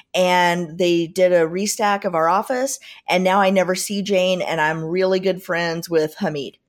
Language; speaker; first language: English; native; English